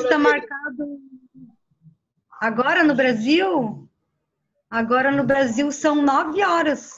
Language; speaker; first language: Spanish; non-native, learner; Portuguese